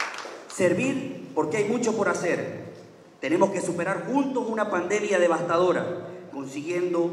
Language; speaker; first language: Spanish; native; Spanish